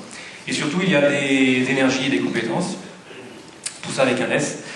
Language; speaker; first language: French; native; French